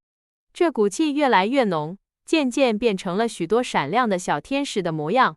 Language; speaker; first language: Chinese; native; Chinese